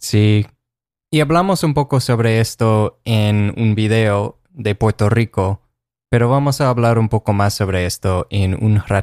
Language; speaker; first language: Spanish; non-native, fluent; English